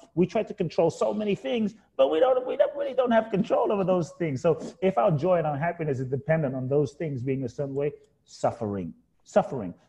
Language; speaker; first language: English; native; English